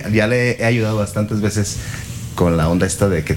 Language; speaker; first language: Spanish; native; Spanish